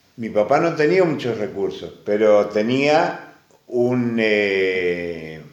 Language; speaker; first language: Spanish; early bilingual, other home language; Greek